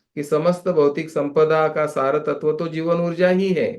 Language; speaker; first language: Hindi; non-native, local second language; Marathi